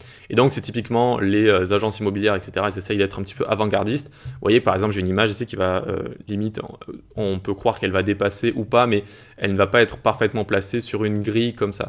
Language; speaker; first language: French; native; French